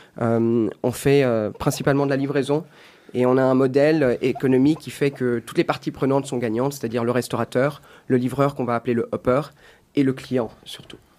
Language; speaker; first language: French; native; French